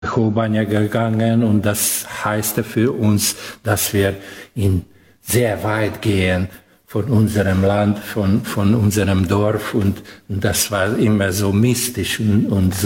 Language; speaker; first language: German; non-native, local second language; Hungarian